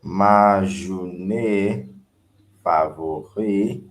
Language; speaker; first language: French; non-native, learner; English